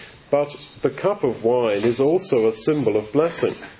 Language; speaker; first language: English; native; English